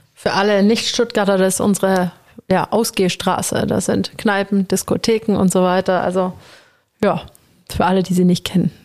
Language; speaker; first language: German; native; German